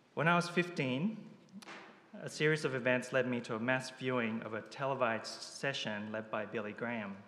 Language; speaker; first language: English; early bilingual, other home language; Japanese